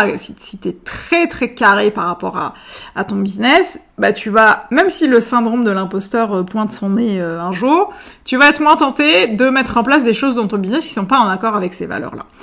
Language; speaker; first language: French; native; French